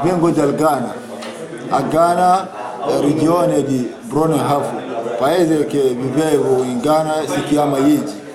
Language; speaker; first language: Italian; non-native, learner; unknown